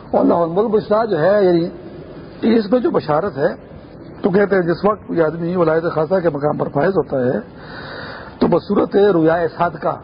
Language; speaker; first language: Urdu; non-native, local second language; Pashto